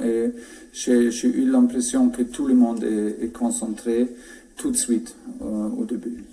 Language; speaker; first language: French; non-native, fluent; German